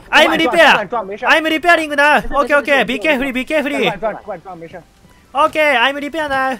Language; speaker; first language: English; non-native, learner; Japanese